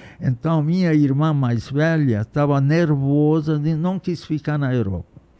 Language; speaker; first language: Portuguese; non-native, fluent; Hungarian